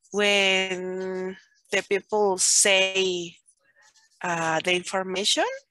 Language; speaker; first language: English; non-native, learner; Spanish